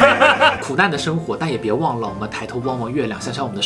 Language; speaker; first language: Chinese; native; Chinese